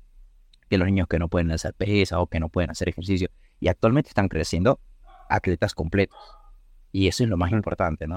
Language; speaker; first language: Spanish; native; Spanish